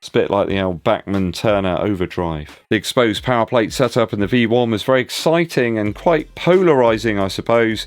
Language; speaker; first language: English; native; English